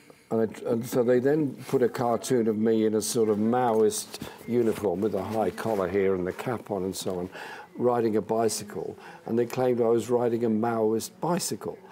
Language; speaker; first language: English; native; English